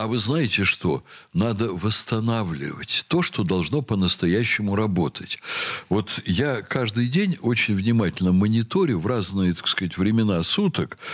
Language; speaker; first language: Russian; native; Russian